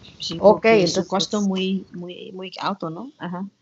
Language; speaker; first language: Spanish; non-native, learner; Thai